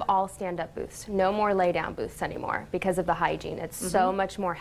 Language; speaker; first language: English; native; English